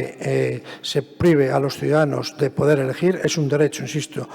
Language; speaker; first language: Spanish; native; Spanish